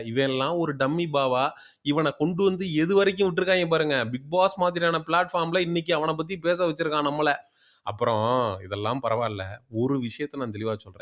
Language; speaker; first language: Tamil; native; Tamil